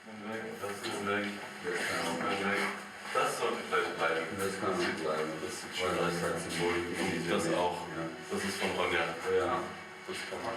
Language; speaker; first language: German; native; German